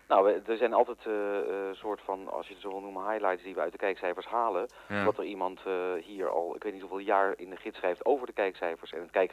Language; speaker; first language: Dutch; native; Dutch